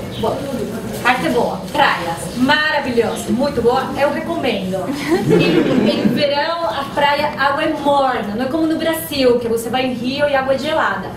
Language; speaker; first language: Portuguese; non-native, fluent; Spanish